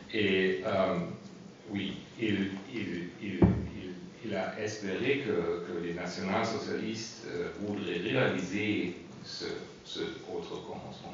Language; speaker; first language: French; non-native, fluent; German